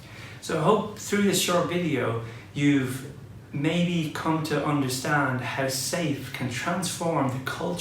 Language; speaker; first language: English; native; English